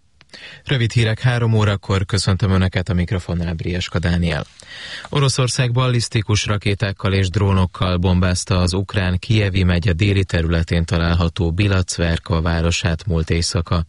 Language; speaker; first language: Hungarian; native; Hungarian